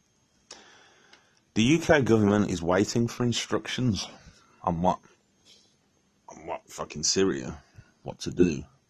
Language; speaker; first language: English; native; English